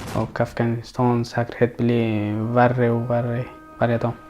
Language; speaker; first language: Swedish; non-native, learner; Persian